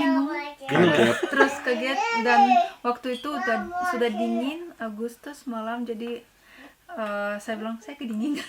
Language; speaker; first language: Indonesian; non-native, fluent; Russian